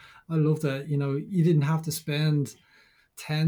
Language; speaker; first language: English; native; English